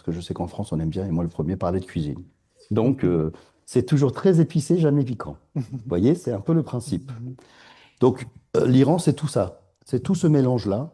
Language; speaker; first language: French; non-native, fluent; Persian